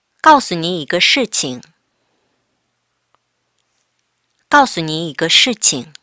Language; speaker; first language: Chinese; non-native, fluent; Korean